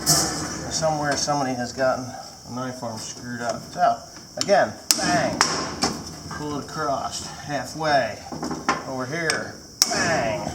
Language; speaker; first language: English; native; English